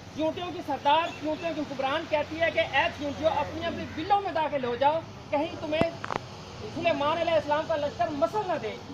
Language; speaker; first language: Urdu; non-native, local second language; Punjabi